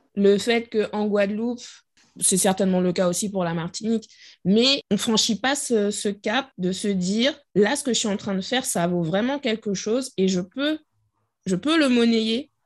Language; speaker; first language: French; native; French